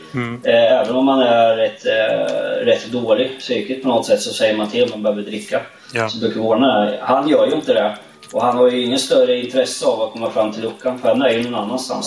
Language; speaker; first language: Swedish; non-native, fluent; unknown